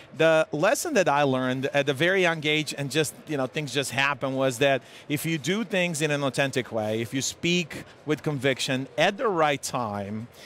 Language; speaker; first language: English; non-native, fluent; Serbian